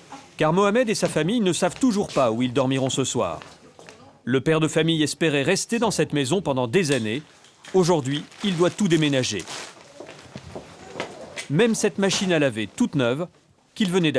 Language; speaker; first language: French; native; French